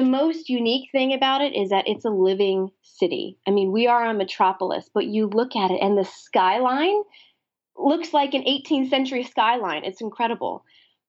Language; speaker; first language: English; native; English